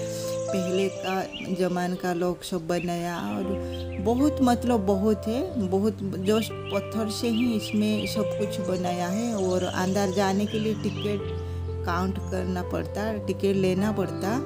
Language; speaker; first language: Hindi; non-native, local second language; Odia